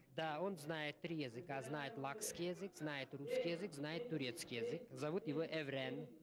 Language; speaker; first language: Russian; non-native, local second language; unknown